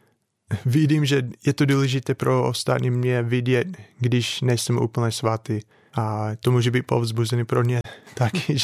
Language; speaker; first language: Czech; non-native, fluent; English